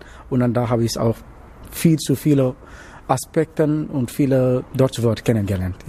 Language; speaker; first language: German; non-native, learner; Wolof